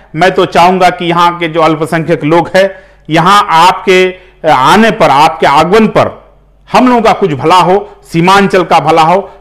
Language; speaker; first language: Hindi; native; Hindi